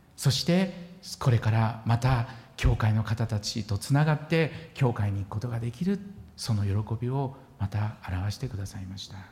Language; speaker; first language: Japanese; native; Japanese